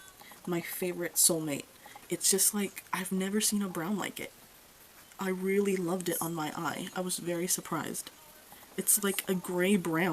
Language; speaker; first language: English; native; English